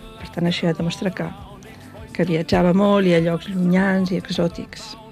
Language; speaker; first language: Catalan; native; Catalan